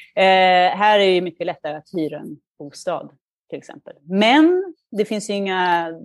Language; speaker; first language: Swedish; native; Swedish